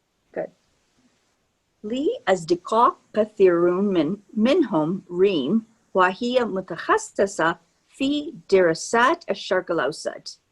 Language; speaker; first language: Arabic; non-native, fluent; English